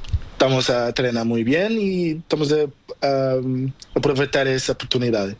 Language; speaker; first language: Spanish; non-native, learner; Portuguese